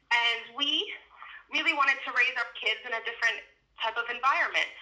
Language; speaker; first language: English; native; English